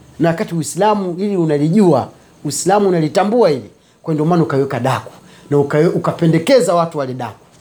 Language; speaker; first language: Swahili; native; Swahili